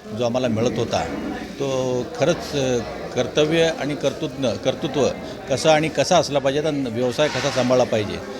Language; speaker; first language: Marathi; native; Marathi